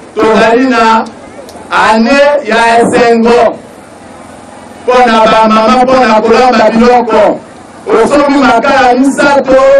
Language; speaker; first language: Lingala; native; Lingala